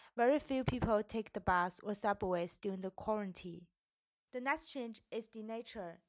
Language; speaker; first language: English; non-native, fluent; Chinese